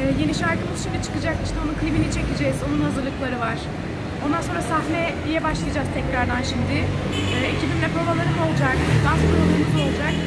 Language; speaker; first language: Turkish; early bilingual, heritage; Turkish